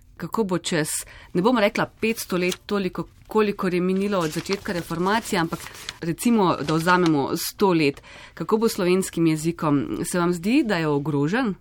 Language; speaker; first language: Slovenian; native; Slovenian